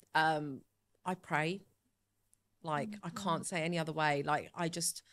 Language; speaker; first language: English; early bilingual, other home language; Italian